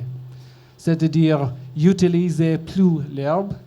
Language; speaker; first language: French; non-native, learner; English